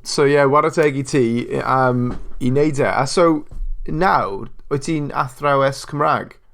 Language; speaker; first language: Welsh; non-native, local second language; English